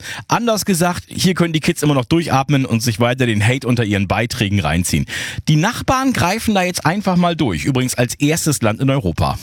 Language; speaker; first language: German; native; German